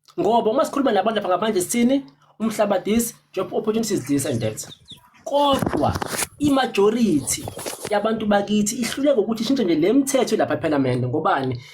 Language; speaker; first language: Zulu; non-native, local second language; Xhosa